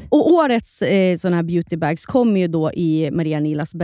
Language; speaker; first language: Swedish; native; Swedish